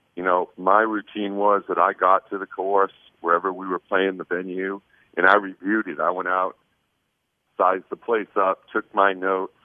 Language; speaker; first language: English; native; English